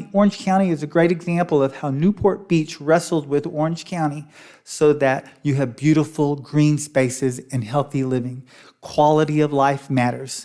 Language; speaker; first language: English; native; English